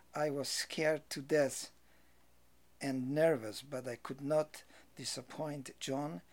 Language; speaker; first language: English; non-native, fluent; Polish